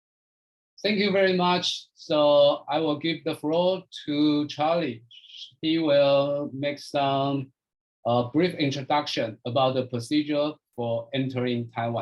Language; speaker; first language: English; non-native, fluent; Chinese